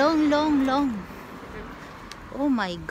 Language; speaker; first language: English; non-native, local second language; Filipino